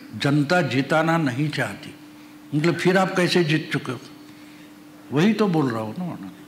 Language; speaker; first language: Hindi; non-native, local second language; Marathi